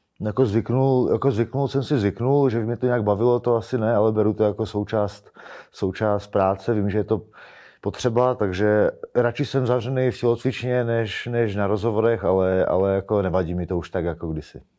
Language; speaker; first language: Czech; native; Czech